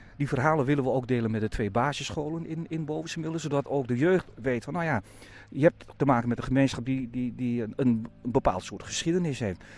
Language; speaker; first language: Dutch; native; Dutch